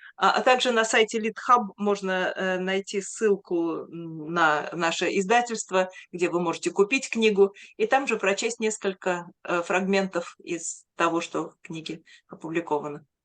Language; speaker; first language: Russian; native; Russian